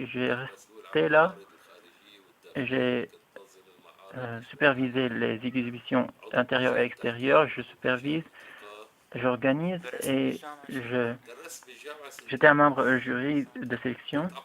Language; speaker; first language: French; non-native, fluent; Arabic